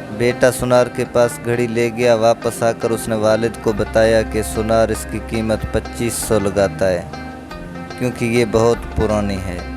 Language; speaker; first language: Urdu; non-native, local second language; Baluchi